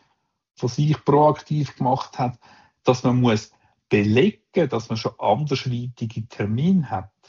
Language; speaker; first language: German; native; German